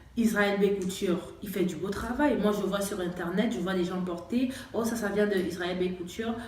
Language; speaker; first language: French; native; French